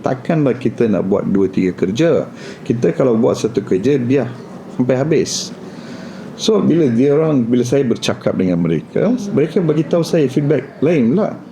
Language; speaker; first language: Malay; non-native, local second language; Tamil